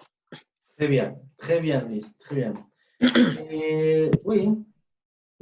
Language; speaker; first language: French; non-native, fluent; Spanish